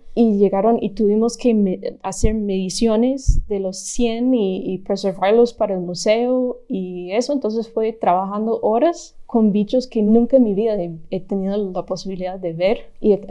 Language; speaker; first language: Spanish; non-native, fluent; English